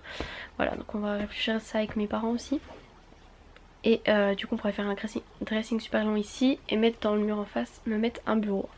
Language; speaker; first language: French; native; French